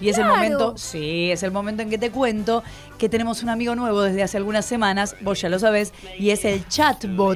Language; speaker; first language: Spanish; native; Spanish